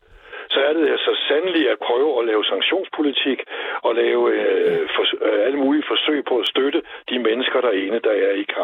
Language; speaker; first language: Danish; native; Danish